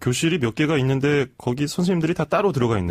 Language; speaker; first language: Korean; native; Korean